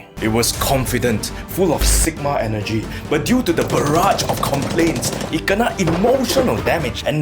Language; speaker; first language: English; native; English